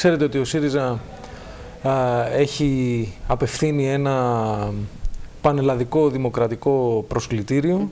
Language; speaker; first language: Greek; native; Greek